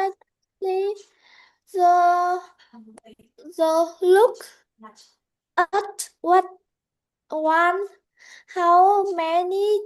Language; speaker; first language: English; non-native, learner; Vietnamese